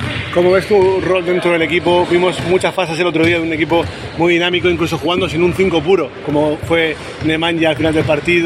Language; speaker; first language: Spanish; native; Spanish